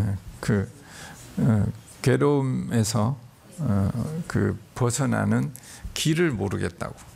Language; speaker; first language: Korean; native; Korean